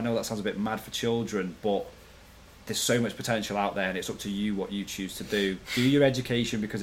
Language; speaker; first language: English; native; English